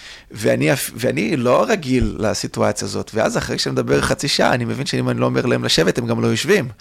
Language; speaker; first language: Hebrew; non-native, fluent; Portuguese